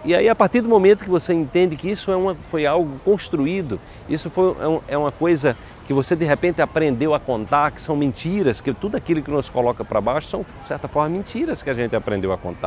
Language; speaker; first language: Portuguese; native; Portuguese